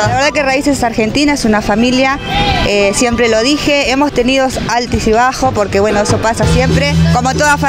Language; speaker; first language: Spanish; native; Spanish